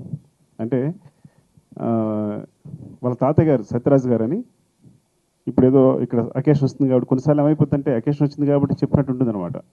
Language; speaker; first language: Telugu; native; Telugu